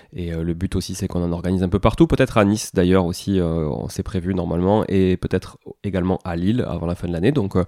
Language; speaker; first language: French; native; French